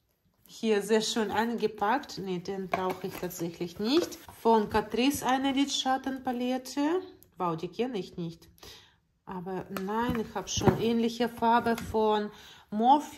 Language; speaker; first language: German; non-native, learner; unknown